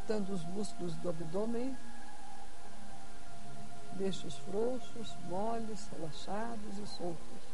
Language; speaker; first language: Portuguese; native; Portuguese